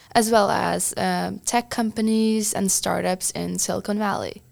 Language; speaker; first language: English; non-native, fluent; Norwegian